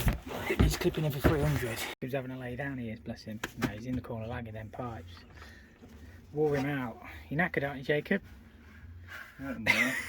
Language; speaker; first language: English; native; English